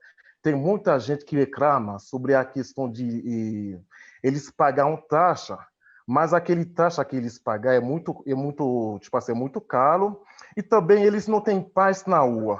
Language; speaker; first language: Portuguese; non-native, fluent; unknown